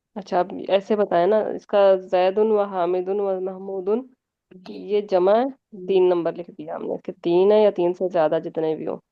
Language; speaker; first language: Urdu; native; Urdu